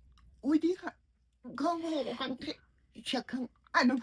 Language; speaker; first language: French; non-native, learner; Mongolian